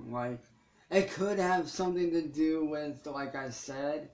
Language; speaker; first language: English; native; English